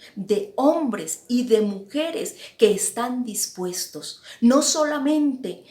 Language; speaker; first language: Spanish; native; Spanish